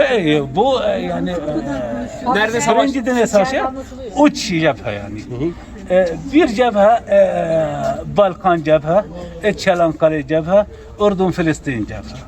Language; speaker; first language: Turkish; non-native, learner; Arabic